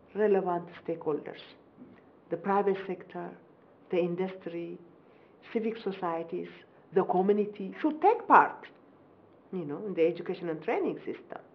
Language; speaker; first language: English; non-native, fluent; Amharic